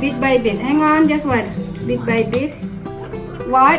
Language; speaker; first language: English; non-native, fluent; Indonesian